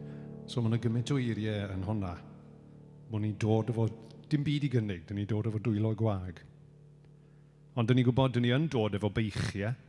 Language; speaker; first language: Welsh; native; Welsh